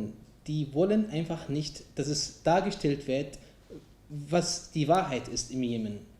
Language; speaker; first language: German; non-native, fluent; Arabic